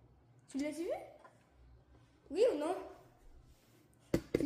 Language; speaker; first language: French; native; French